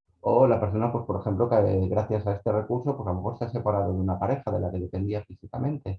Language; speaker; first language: Spanish; native; Spanish